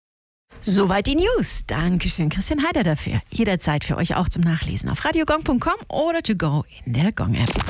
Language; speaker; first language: German; native; German